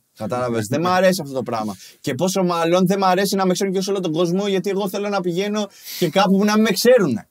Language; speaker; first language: Greek; early bilingual, other home language; Albanian